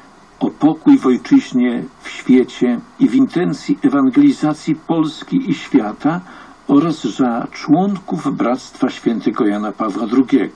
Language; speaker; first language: Polish; native; Polish